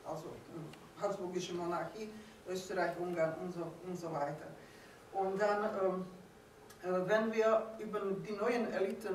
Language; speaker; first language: German; non-native, fluent; Slovak